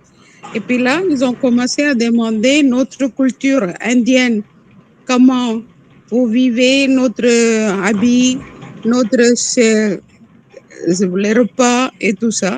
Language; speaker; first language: French; non-native, local second language; Tamil